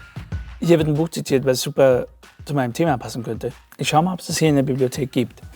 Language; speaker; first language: German; native; German